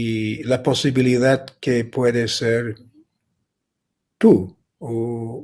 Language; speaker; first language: Spanish; non-native, fluent; English